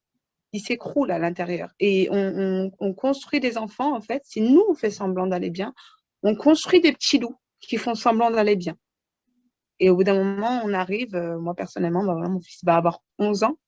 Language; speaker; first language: French; native; French